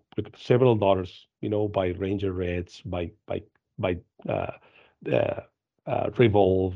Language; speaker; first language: English; non-native, fluent; Spanish